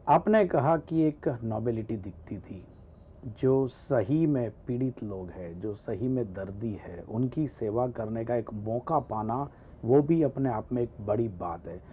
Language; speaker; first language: Hindi; non-native, local second language; Gujarati